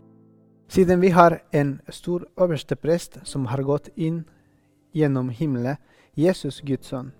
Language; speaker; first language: Norwegian; non-native, fluent; Spanish